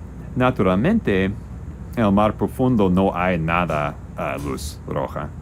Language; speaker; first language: Spanish; non-native, learner; English